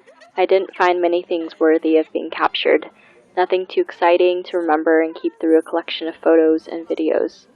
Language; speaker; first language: English; native; English